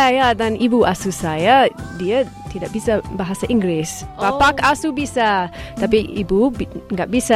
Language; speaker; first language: Indonesian; non-native, fluent; English